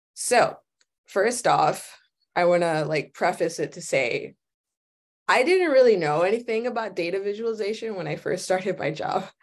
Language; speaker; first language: English; native; English